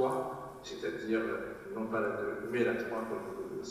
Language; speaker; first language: French; native; French